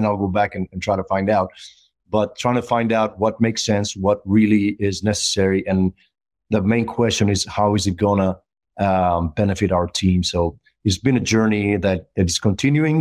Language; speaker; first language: English; non-native, fluent; Greek